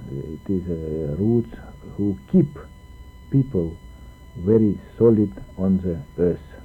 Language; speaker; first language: English; non-native, learner; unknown